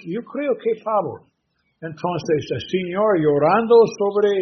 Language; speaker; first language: Spanish; non-native, learner; English